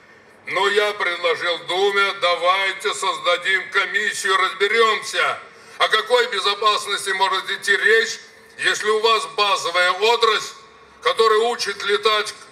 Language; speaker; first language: Russian; native; Russian